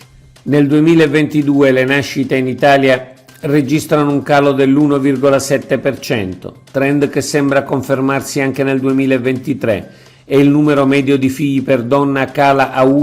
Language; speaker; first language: Italian; native; Italian